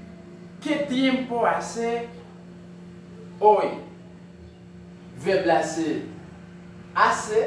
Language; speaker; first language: Spanish; non-native, learner; Haitian Creole